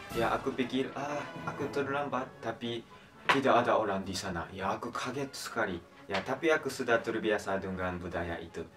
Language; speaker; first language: Indonesian; non-native, learner; Japanese